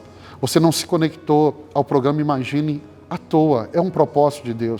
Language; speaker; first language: Portuguese; native; Portuguese